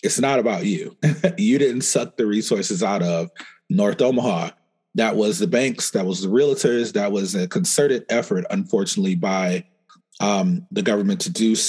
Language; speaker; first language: English; native; English